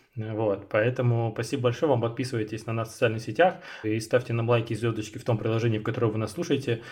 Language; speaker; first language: Russian; native; Russian